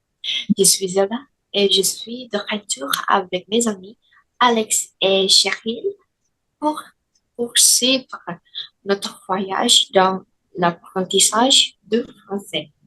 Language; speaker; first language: French; non-native, learner; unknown